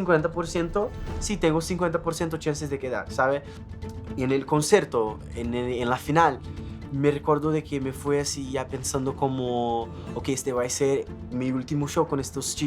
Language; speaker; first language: Spanish; non-native, fluent; Portuguese